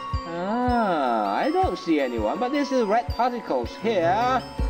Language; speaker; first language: English; non-native, fluent; Indonesian